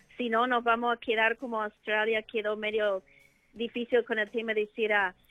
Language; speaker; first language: Spanish; non-native, fluent; English